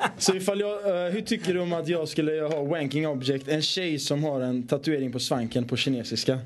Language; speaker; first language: Swedish; early bilingual, other home language; Persian